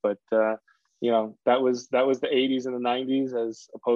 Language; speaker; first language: English; native; English